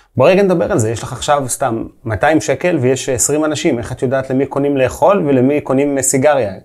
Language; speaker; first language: Hebrew; native; Hebrew